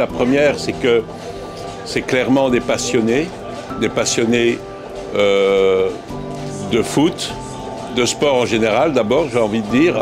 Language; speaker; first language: French; native; French